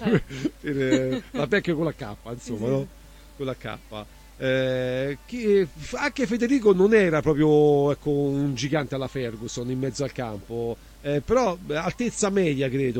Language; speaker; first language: Italian; native; Italian